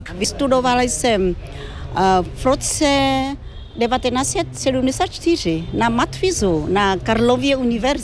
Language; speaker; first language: Czech; non-native, fluent; Vietnamese